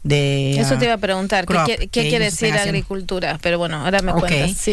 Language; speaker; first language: Spanish; native; Spanish